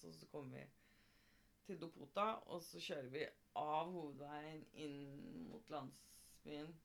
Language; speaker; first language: Norwegian; native; Norwegian